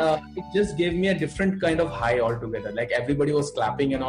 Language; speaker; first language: English; non-native, local second language; Bangla